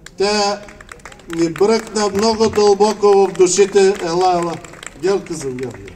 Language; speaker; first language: Bulgarian; non-native, local second language; Turkish